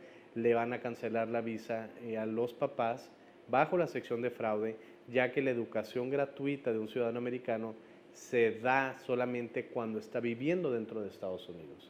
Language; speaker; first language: Spanish; native; Spanish